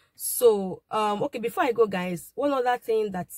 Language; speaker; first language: English; non-native, local second language; Igbo